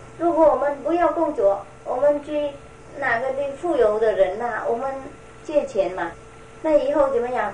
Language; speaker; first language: Chinese; non-native, fluent; Vietnamese